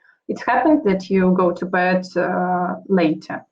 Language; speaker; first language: English; non-native, fluent; Russian